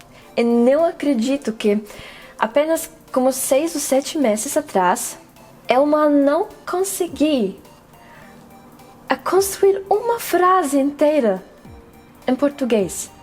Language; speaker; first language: Portuguese; non-native, fluent; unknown